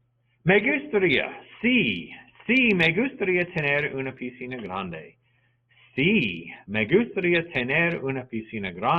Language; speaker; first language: Spanish; non-native, fluent; English